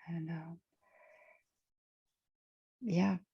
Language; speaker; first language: English; non-native, fluent; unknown